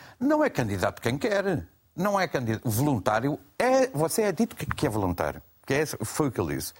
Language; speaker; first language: Portuguese; native; Portuguese